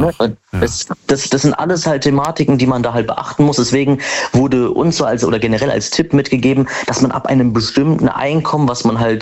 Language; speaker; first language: German; native; German